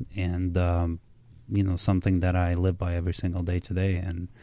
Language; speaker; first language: English; early bilingual, other home language; Russian